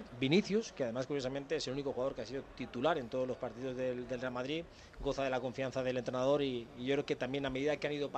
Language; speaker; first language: Spanish; native; Spanish